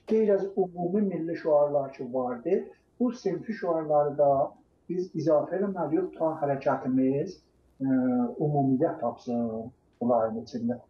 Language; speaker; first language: Azerbaijani; native; Azerbaijani